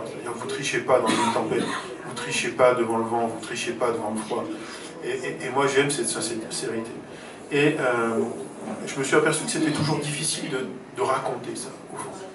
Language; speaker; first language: French; native; French